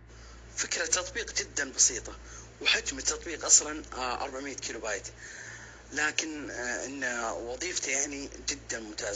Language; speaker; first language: Arabic; native; Arabic